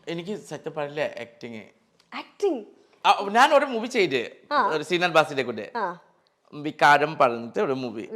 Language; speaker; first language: Malayalam; non-native, fluent; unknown